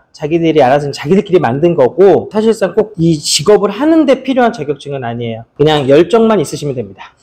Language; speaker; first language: Korean; native; Korean